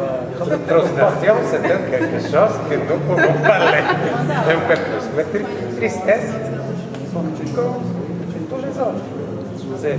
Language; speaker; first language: French; non-native, learner; Polish